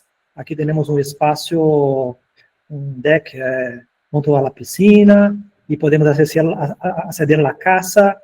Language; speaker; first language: Spanish; non-native, fluent; Portuguese